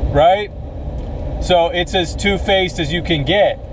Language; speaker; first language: English; native; English